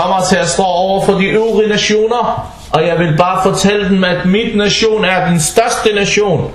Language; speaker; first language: Danish; non-native, fluent; Arabic